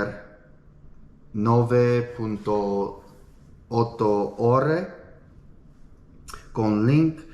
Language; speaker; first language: Italian; non-native, learner; English